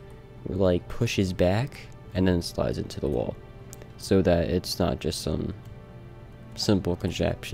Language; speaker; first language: English; native; English